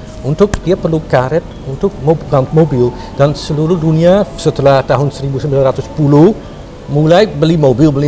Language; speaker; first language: Indonesian; non-native, fluent; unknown